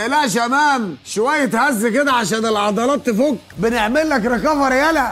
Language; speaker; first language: Arabic; native; Arabic